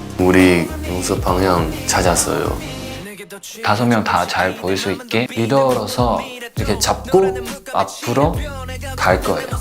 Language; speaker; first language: Korean; non-native, learner; Chinese